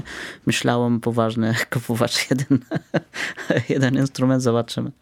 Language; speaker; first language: Polish; non-native, fluent; Arabic